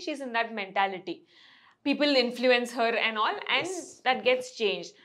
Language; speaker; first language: English; non-native, local second language; Telugu